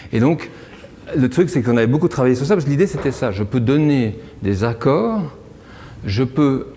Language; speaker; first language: French; native; French